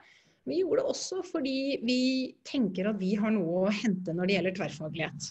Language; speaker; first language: Norwegian; native; Norwegian